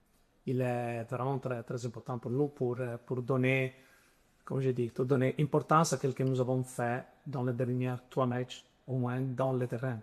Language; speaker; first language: French; non-native, fluent; Italian